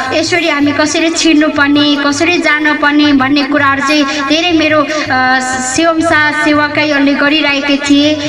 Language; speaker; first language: Nepali; non-native, local second language; Limbu